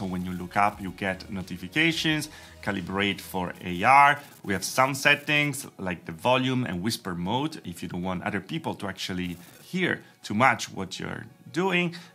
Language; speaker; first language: English; non-native, fluent; Italian